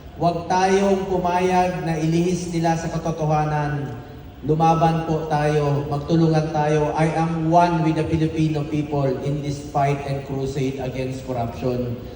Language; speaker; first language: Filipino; non-native, local second language; Cebuano